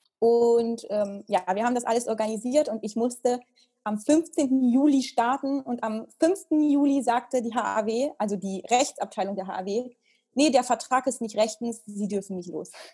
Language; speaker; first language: German; early bilingual, heritage; Italian